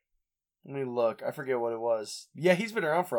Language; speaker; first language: English; native; English